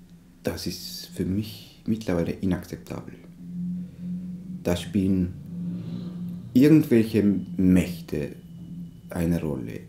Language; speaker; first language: German; non-native, fluent; Turkish